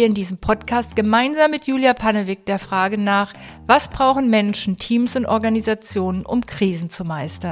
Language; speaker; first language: German; native; German